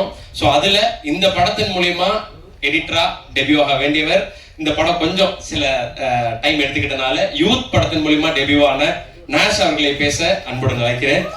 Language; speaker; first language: Tamil; native; Tamil